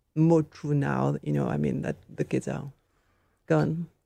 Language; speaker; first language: English; non-native, fluent; French